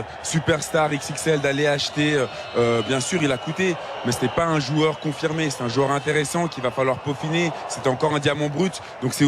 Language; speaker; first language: French; native; French